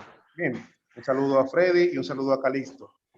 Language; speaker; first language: Spanish; native; Spanish